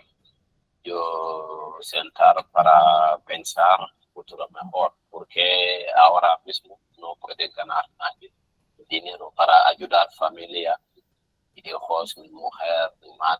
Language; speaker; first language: Spanish; non-native, learner; Wolof